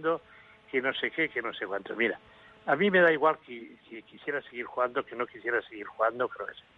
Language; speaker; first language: Spanish; native; Spanish